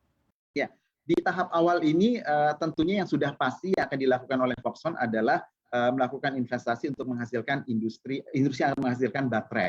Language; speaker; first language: Indonesian; native; Indonesian